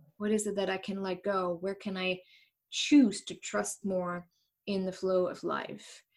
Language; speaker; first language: English; non-native, fluent; German